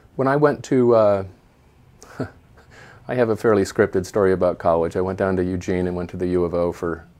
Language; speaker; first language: English; native; English